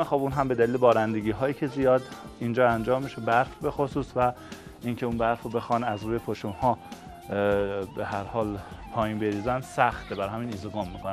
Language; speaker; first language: Persian; native; Persian